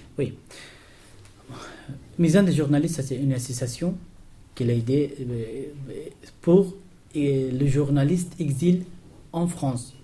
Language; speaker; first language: French; non-native, learner; Persian